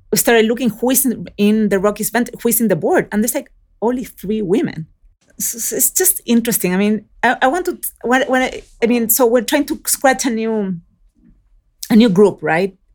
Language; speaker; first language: English; early bilingual, other home language; Spanish